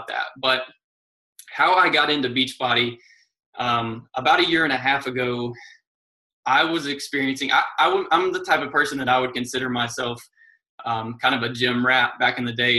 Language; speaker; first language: English; native; English